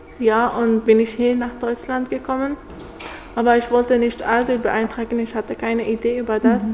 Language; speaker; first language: German; non-native, learner; Arabic